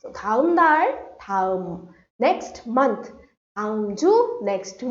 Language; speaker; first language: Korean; non-native, fluent; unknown